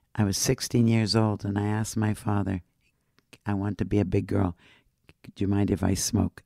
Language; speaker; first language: English; non-native, fluent; Dutch